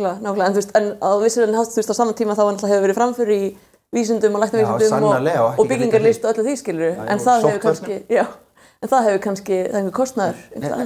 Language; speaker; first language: Icelandic; native; Icelandic